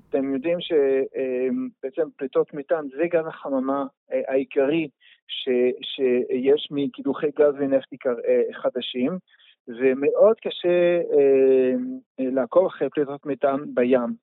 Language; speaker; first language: Hebrew; native; Hebrew